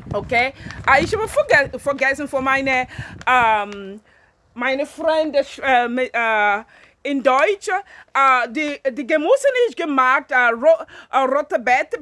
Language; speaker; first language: German; non-native, learner; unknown